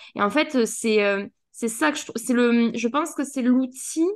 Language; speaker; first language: French; native; French